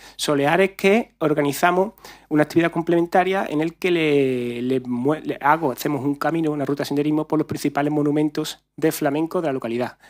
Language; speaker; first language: Spanish; native; Spanish